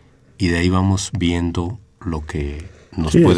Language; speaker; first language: Spanish; native; Spanish